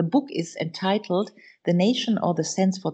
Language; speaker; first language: English; non-native, fluent; German